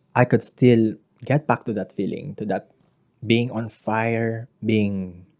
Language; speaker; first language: English; non-native, local second language; Filipino